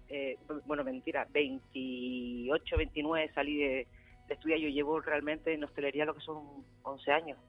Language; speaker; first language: Spanish; native; Spanish